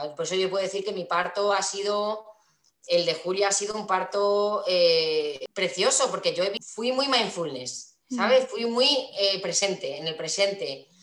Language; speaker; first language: Spanish; native; Spanish